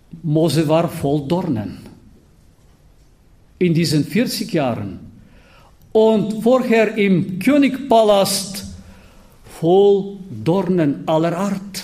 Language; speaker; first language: German; non-native, fluent; Bulgarian